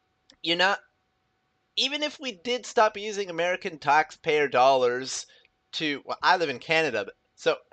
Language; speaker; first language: English; native; English